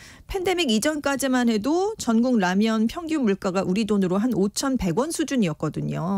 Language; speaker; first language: Korean; native; Korean